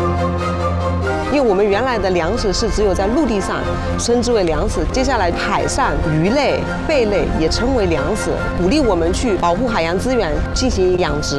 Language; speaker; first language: Chinese; native; Chinese